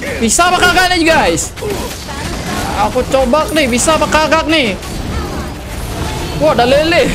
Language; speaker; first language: Indonesian; native; Indonesian